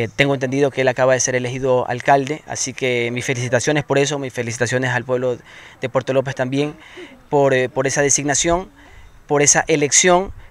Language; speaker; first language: Spanish; native; Spanish